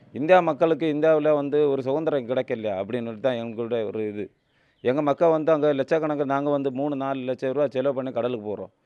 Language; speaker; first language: Tamil; native; Tamil